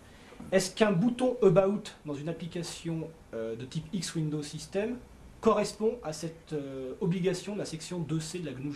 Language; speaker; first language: French; native; French